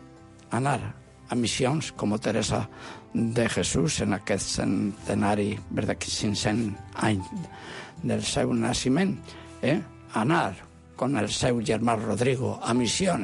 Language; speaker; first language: Catalan; non-native, local second language; Spanish